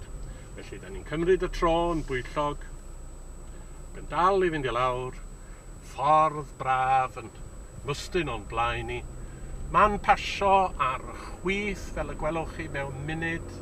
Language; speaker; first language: Welsh; native; Welsh